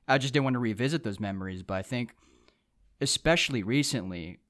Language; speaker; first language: English; early bilingual, other home language; Japanese